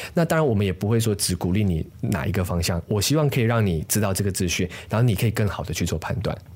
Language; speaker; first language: Chinese; native; Chinese